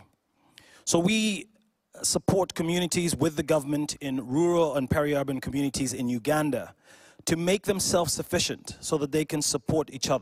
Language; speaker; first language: English; non-native, local second language; Ganda